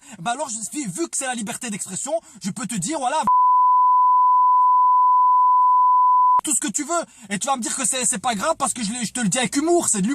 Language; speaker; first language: French; native; French